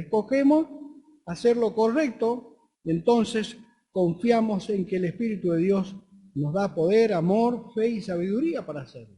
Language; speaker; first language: Spanish; native; Spanish